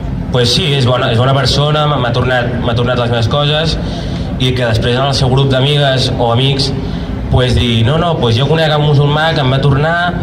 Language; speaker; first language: Catalan; early bilingual, other home language; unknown